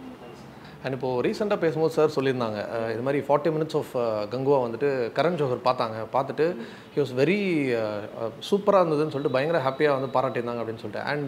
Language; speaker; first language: Tamil; native; Tamil